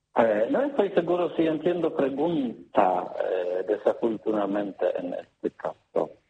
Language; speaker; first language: Spanish; non-native, learner; Polish